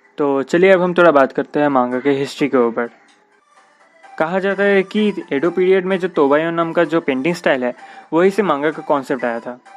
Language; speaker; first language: Hindi; non-native, local second language; Bangla